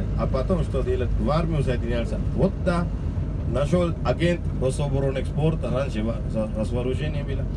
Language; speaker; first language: Russian; non-native, learner; Sinhala